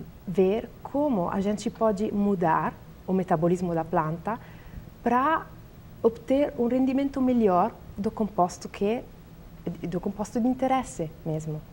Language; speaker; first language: Portuguese; non-native, learner; Italian